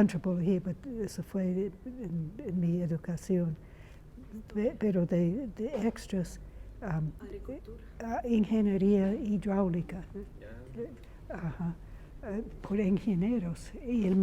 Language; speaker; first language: Spanish; non-native, fluent; English